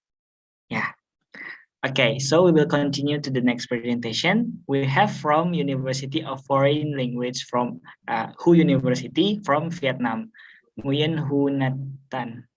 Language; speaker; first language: English; non-native, fluent; Indonesian